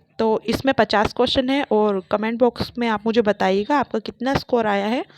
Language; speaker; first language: Hindi; native; Hindi